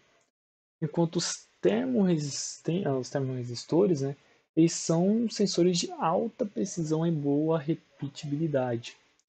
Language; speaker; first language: Portuguese; native; Portuguese